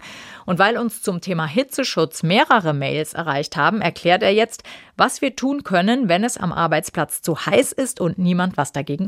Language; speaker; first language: German; native; German